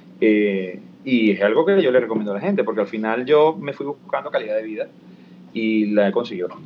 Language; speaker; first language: Spanish; native; Spanish